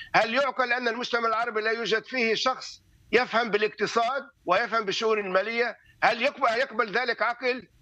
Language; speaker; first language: Arabic; native; Arabic